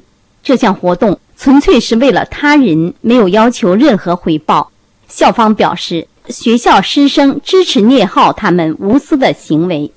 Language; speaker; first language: Chinese; native; Chinese